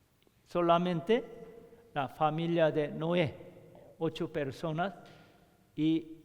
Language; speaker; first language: Spanish; non-native, learner; Korean